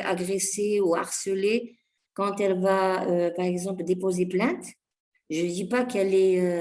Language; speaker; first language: French; non-native, fluent; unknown